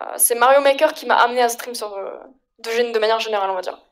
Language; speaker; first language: French; native; French